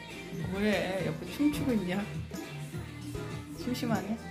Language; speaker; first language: Korean; native; Korean